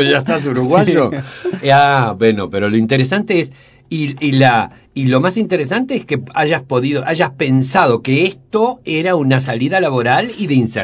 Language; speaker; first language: Spanish; native; Spanish